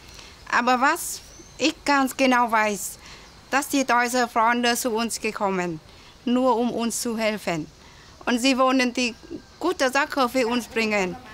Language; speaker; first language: German; non-native, learner; Vietnamese